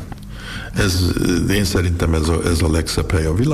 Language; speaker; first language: Hungarian; early bilingual, heritage; Hungarian